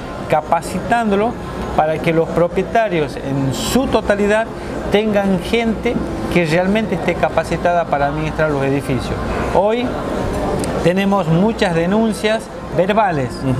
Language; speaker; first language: Spanish; native; Spanish